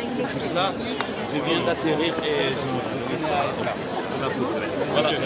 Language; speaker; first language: French; non-native, local second language; Wolof